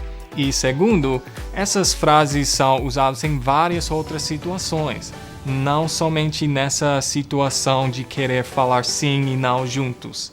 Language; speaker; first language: Portuguese; non-native, fluent; English